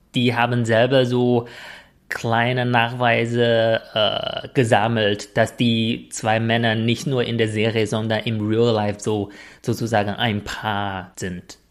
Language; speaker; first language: German; non-native, fluent; Chinese